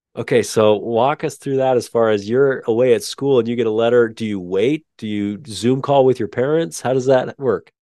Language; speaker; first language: English; native; English